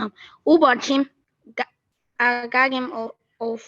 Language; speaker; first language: Igbo; early bilingual, heritage; Igbo